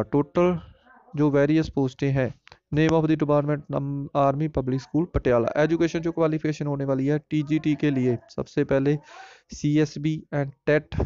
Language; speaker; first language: Hindi; non-native, local second language; Punjabi